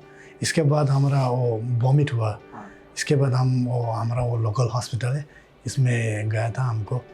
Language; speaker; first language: Hindi; non-native, learner; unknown